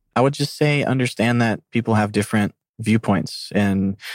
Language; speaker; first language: English; native; English